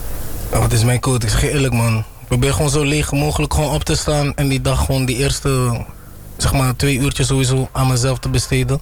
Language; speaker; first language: Dutch; native; Dutch